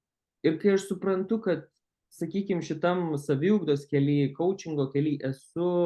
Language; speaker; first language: Lithuanian; native; Lithuanian